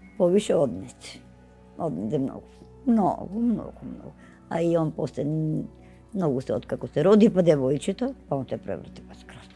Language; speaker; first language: Macedonian; native; Macedonian